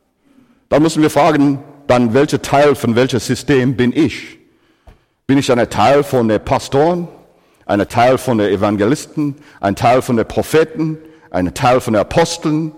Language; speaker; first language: German; non-native, fluent; English